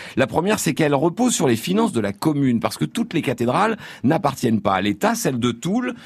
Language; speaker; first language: French; native; French